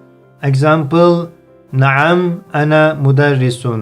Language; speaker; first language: Arabic; non-native, fluent; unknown